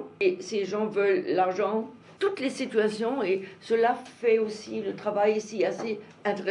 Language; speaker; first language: French; non-native, learner; German